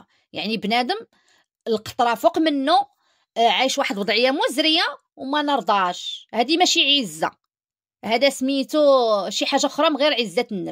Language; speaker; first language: Arabic; native; Arabic